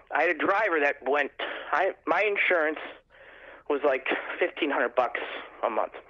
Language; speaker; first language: English; native; English